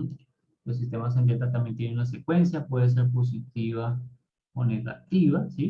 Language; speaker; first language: Spanish; native; Spanish